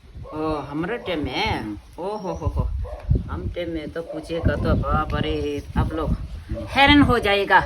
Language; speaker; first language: Hindi; non-native, local second language; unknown